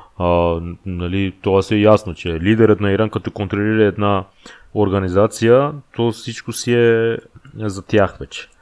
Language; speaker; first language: Bulgarian; non-native, fluent; Persian